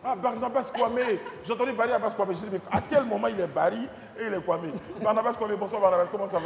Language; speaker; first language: French; native; French